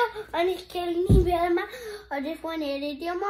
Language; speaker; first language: Nepali; early bilingual, heritage; Nepali